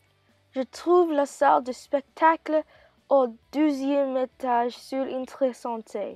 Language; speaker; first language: French; non-native, learner; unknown